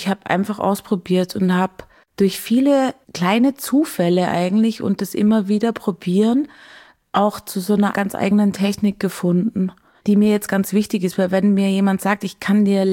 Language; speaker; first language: German; native; German